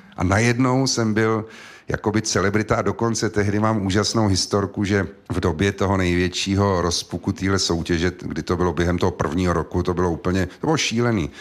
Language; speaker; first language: Czech; native; Czech